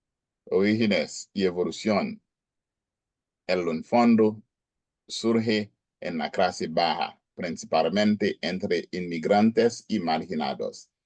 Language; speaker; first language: Spanish; non-native, learner; Haitian Creole